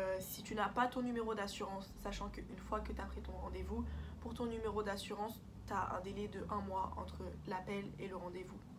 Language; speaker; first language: French; early bilingual, other home language; Portuguese